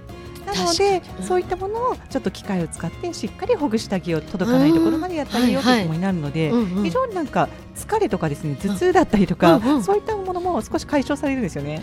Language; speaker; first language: Japanese; native; Japanese